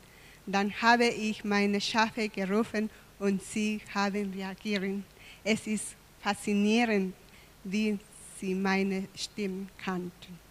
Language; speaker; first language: German; non-native, fluent; Spanish